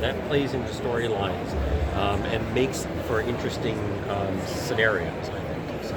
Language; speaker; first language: English; native; English